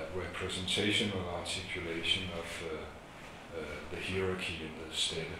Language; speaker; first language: English; non-native, fluent; Danish